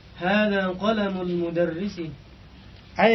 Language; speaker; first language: Arabic; non-native, learner; Indonesian